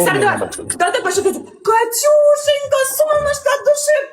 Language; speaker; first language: Russian; native; Russian